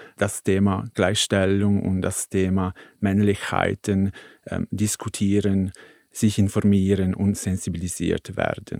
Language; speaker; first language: German; non-native, fluent; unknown